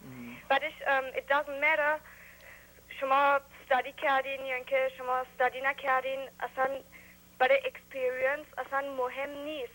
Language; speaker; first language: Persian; early bilingual, heritage; English